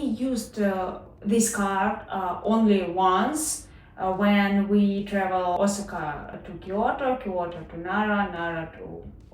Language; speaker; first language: English; non-native, learner; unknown